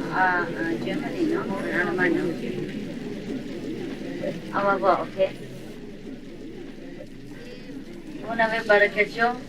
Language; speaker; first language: French; non-native, learner; Vietnamese